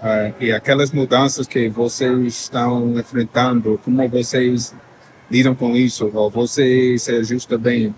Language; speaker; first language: Portuguese; non-native, fluent; English